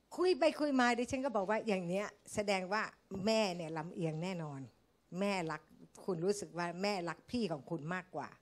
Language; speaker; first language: Thai; native; Thai